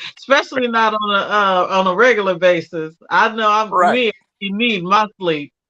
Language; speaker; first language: English; native; English